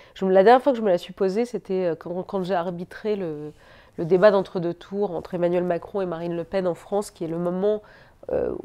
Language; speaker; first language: French; native; French